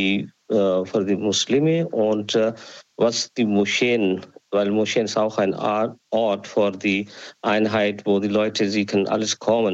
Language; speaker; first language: German; non-native, learner; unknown